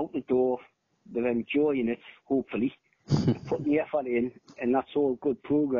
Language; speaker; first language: English; native; English